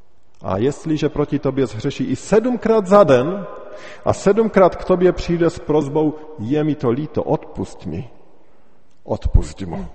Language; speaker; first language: Czech; native; Czech